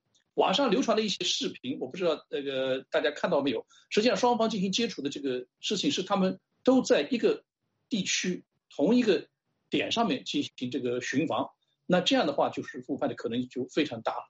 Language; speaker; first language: Chinese; native; Chinese